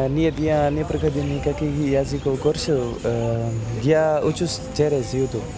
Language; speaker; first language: Russian; non-native, learner; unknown